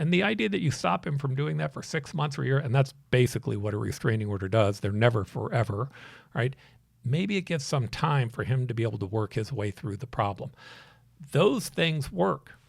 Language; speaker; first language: English; native; English